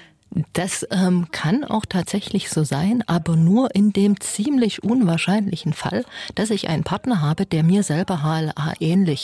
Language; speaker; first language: German; native; German